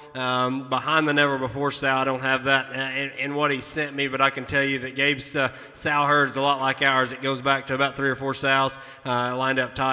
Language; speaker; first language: English; native; English